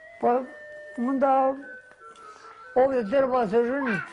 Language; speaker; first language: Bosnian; early bilingual, heritage; Bosnian